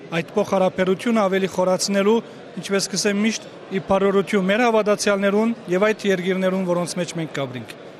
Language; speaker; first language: Armenian; native; Armenian